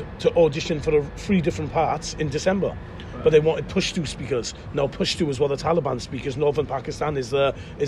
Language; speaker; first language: English; native; English